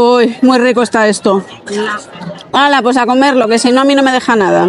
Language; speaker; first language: Spanish; native; Spanish